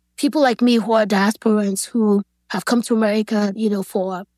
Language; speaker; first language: English; non-native, local second language; Yoruba